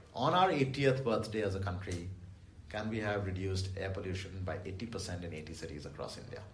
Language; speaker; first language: English; non-native, local second language; Bangla